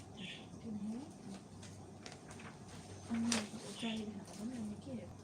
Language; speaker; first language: English; non-native, learner; Nepali